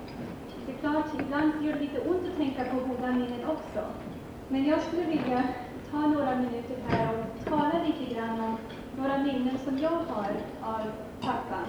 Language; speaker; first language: Swedish; early bilingual, heritage; Swedish